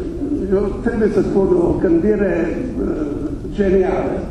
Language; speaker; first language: Romanian; non-native, fluent; German